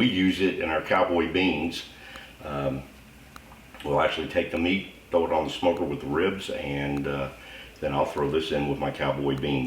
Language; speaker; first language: English; native; English